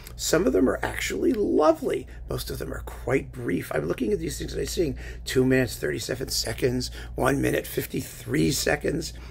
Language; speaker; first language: English; native; English